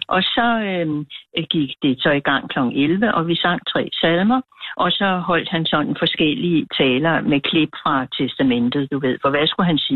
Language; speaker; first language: Danish; native; Danish